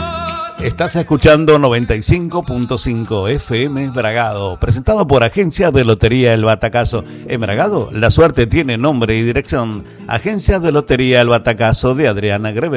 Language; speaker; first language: Spanish; native; Spanish